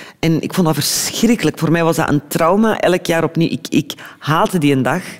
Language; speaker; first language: Dutch; early bilingual, other home language; Turkish